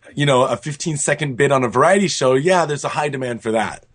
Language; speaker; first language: English; native; English